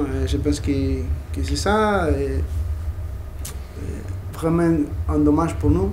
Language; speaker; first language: French; non-native, learner; Spanish